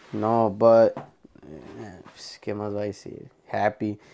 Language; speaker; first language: Spanish; early bilingual, heritage; Spanish